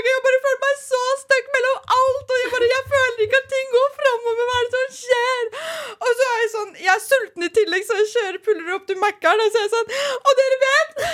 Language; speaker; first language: Norwegian; early bilingual, other home language; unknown